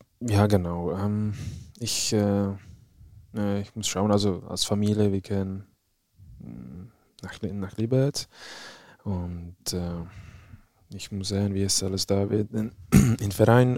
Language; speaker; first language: German; non-native, fluent; Czech